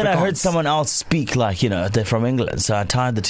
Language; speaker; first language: English; native; English